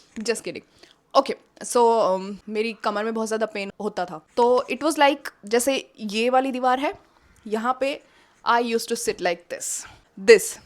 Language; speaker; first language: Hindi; native; Hindi